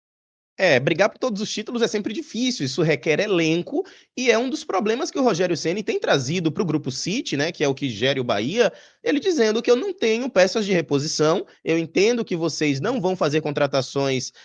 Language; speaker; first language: Portuguese; native; Portuguese